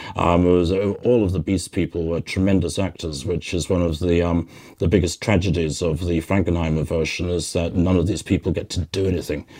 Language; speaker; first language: English; native; English